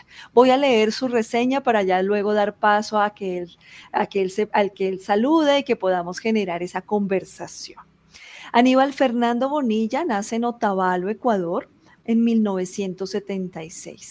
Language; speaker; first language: Spanish; native; Spanish